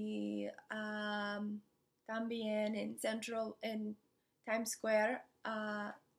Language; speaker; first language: Spanish; non-native, learner; English